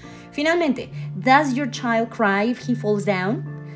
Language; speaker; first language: English; non-native, fluent; Spanish